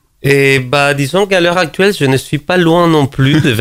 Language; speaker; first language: French; non-native, fluent; Spanish